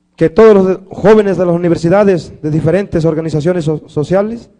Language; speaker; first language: Spanish; native; Spanish